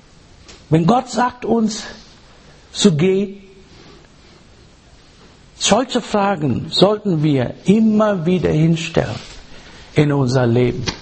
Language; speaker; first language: German; non-native, learner; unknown